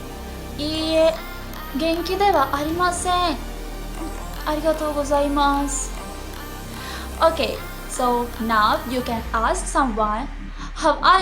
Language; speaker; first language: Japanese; non-native, learner; Sinhala